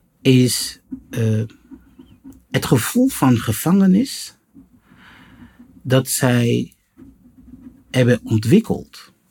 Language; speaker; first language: Dutch; non-native, fluent; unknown